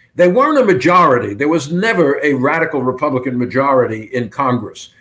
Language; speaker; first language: English; native; English